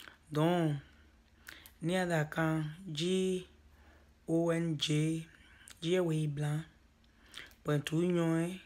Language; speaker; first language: French; non-native, learner; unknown